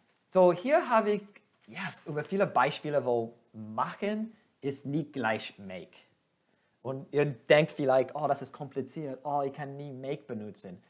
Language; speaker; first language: German; non-native, fluent; English